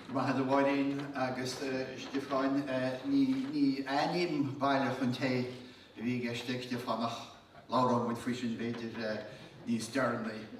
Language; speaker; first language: Irish; native; Irish